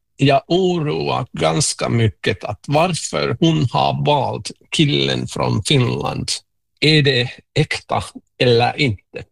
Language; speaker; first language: Swedish; non-native, local second language; Finnish